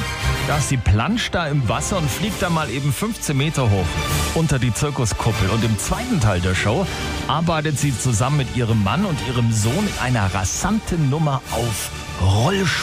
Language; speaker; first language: German; native; German